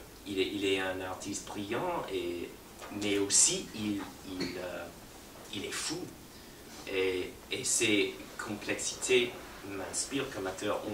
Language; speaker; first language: French; non-native, fluent; English